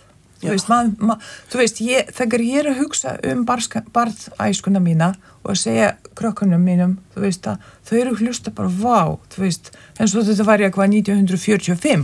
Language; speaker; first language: Icelandic; non-native, fluent; Lithuanian